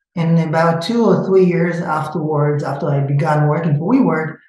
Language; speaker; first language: English; non-native, fluent; Hebrew